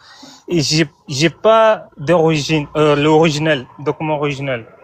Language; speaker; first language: French; non-native, learner; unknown